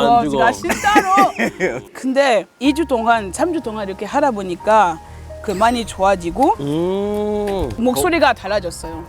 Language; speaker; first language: Korean; non-native, fluent; French